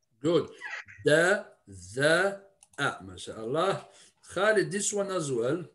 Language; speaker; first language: English; non-native, fluent; Arabic